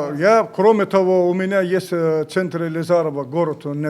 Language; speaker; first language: Russian; native; Russian